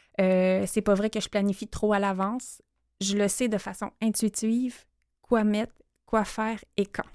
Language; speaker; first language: French; native; French